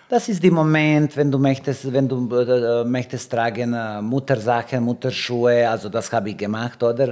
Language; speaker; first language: German; non-native, learner; Serbian